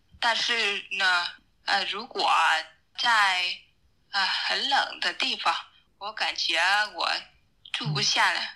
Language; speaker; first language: Chinese; non-native, learner; Vietnamese